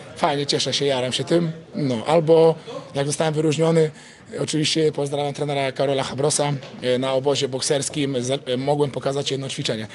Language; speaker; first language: Polish; native; Polish